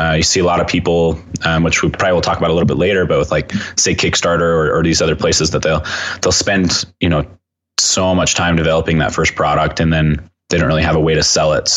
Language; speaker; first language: English; native; English